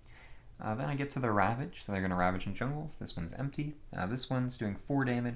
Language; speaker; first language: English; native; English